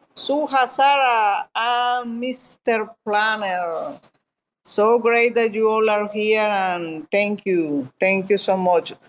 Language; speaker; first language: English; non-native, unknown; Italian